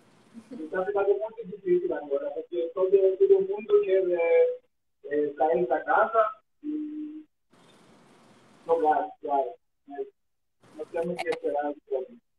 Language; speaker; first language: Portuguese; non-native, learner; Greek